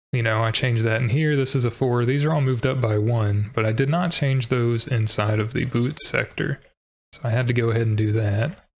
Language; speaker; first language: English; native; English